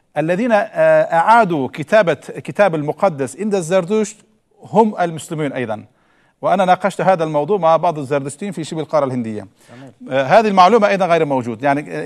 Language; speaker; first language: Arabic; non-native, fluent; Turkish